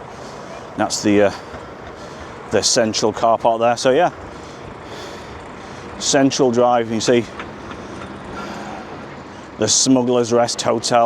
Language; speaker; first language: English; native; English